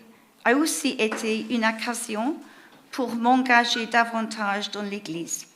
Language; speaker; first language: French; non-native, fluent; English